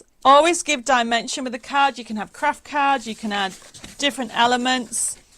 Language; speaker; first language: English; native; English